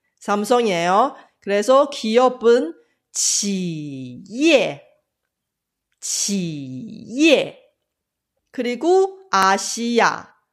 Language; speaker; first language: Korean; non-native, fluent; Chinese